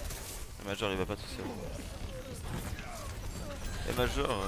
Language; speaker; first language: French; native; French